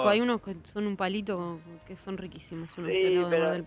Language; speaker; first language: Spanish; native; Spanish